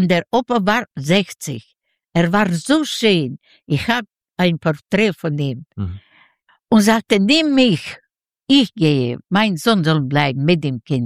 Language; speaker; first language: German; non-native, learner; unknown